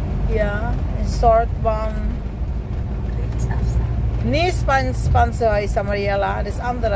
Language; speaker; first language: Dutch; non-native, learner; Cebuano